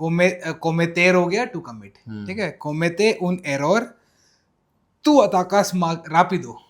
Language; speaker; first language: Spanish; non-native, learner; Hindi